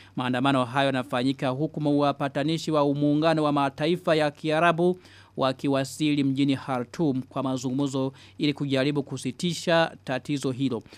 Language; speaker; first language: Swahili; non-native, local second language; Rundi